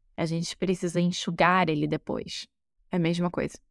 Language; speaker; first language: Portuguese; native; Portuguese